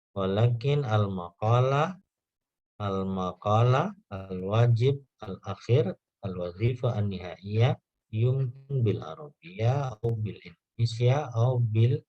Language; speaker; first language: Arabic; non-native, fluent; Indonesian